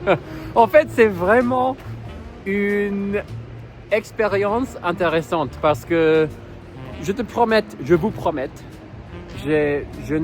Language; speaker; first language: French; non-native, fluent; English